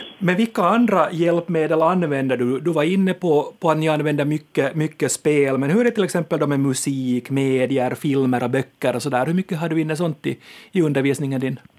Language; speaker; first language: Swedish; native; Swedish